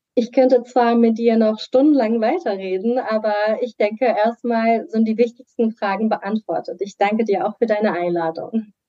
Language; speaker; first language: German; early bilingual, other home language; Persian